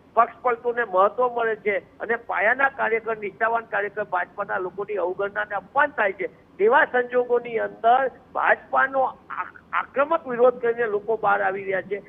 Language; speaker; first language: Gujarati; native; Gujarati